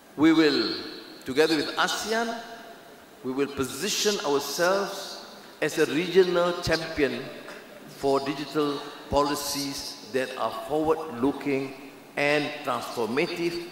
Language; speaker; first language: English; non-native, local second language; Malay